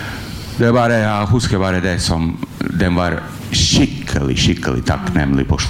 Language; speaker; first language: Swedish; non-native, learner; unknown